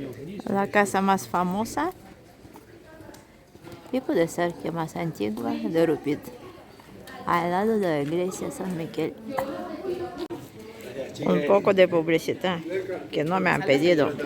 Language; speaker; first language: Spanish; non-native, fluent; Russian